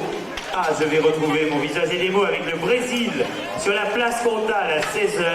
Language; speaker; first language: French; native; French